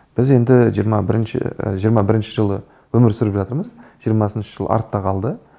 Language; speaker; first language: Kazakh; native; Kazakh